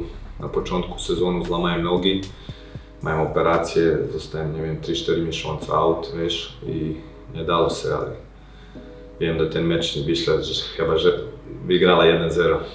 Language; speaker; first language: Polish; non-native, learner; Croatian